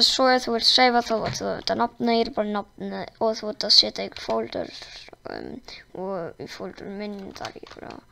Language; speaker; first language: Icelandic; non-native, learner; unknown